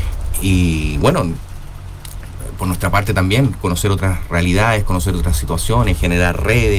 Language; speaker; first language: Spanish; native; Spanish